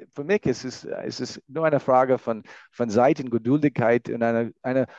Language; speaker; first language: German; non-native, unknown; English